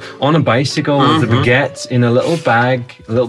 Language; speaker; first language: English; native; English